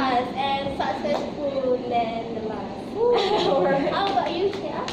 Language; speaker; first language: English; non-native, local second language; Malay